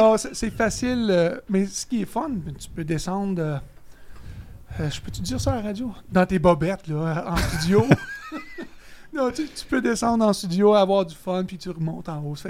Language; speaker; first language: French; native; French